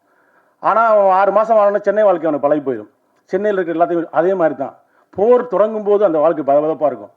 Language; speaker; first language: Tamil; native; Tamil